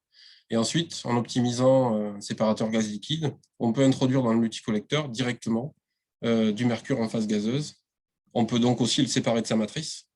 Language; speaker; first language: French; native; French